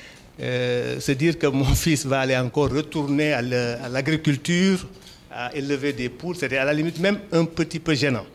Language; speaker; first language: French; non-native, local second language; Wolof